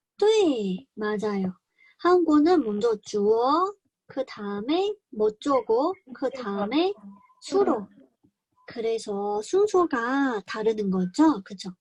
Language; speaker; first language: Korean; non-native, fluent; Chinese